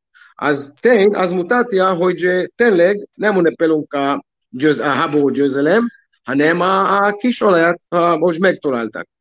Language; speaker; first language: Hungarian; non-native, learner; Hebrew